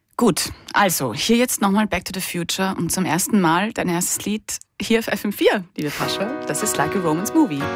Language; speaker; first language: German; native; German